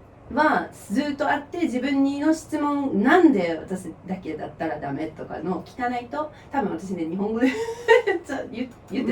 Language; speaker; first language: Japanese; non-native, fluent; English